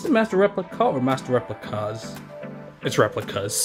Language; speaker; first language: English; native; English